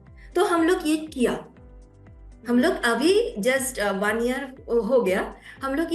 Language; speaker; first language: Hindi; non-native, local second language; Bangla